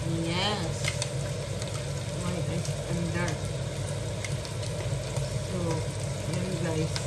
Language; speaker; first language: English; non-native, learner; Filipino